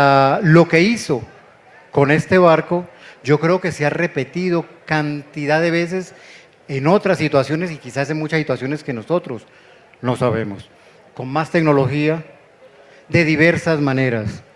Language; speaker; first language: Spanish; native; Spanish